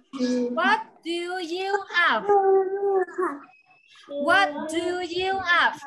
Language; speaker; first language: English; non-native, learner; Vietnamese